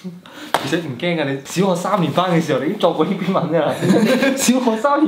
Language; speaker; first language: Chinese; native; Chinese